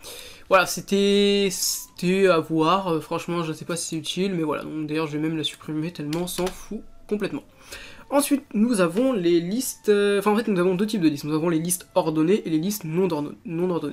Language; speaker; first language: French; native; French